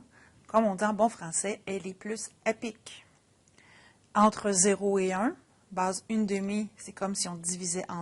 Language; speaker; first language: French; native; French